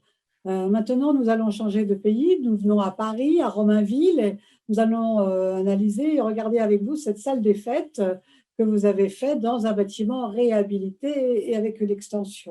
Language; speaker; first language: French; native; French